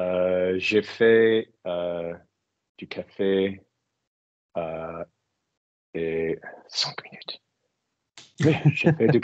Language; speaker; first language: French; non-native, learner; English